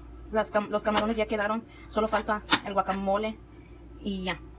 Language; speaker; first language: Spanish; early bilingual, heritage; Spanish